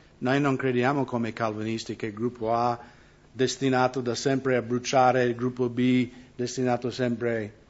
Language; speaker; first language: Italian; non-native, fluent; English